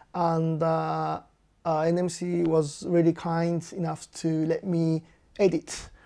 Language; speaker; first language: English; non-native, fluent; Japanese